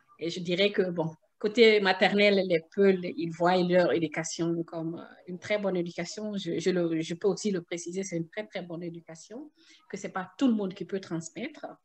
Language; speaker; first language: French; non-native, local second language; Susu